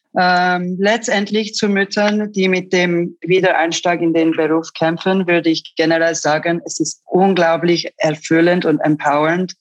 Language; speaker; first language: German; early bilingual, other home language; Turkish